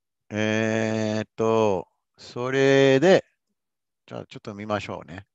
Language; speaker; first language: Japanese; non-native, fluent; English